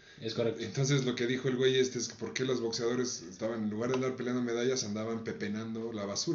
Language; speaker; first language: Spanish; native; Spanish